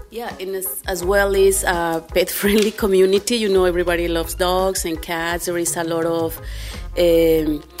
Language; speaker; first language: English; non-native, fluent; Spanish